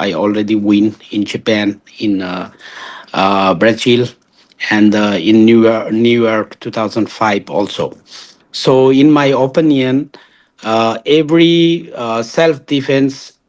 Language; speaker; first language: English; non-native, learner; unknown